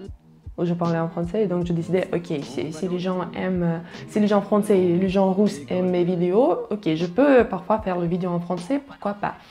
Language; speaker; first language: French; non-native, learner; Russian